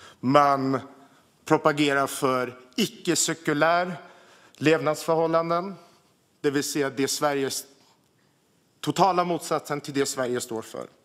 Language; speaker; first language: Swedish; early bilingual, other home language; Armenian